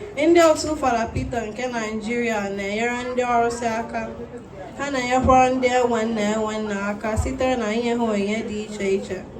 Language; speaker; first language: Igbo; early bilingual, heritage; Igbo